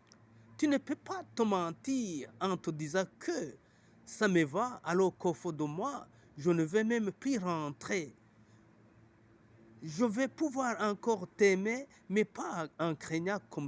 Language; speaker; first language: French; non-native, local second language; Rundi